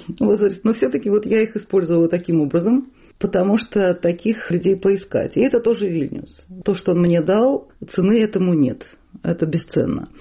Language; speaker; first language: Russian; native; Russian